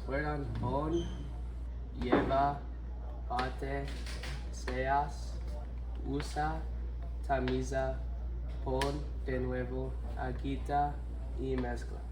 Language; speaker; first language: Spanish; non-native, learner; English